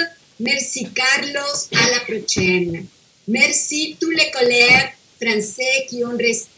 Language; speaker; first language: French; non-native, fluent; Spanish